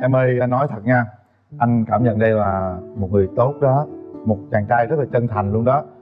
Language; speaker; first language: Vietnamese; native; Vietnamese